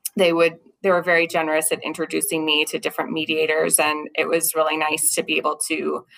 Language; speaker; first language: English; native; English